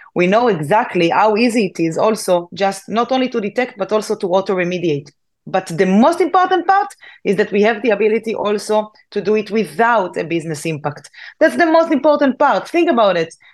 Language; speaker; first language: English; non-native, fluent; Hebrew